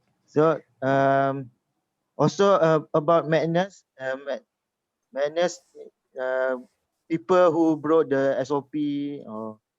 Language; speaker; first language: English; non-native, local second language; Malay